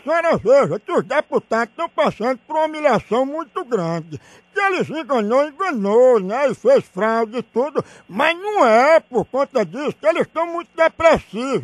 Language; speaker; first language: Portuguese; native; Portuguese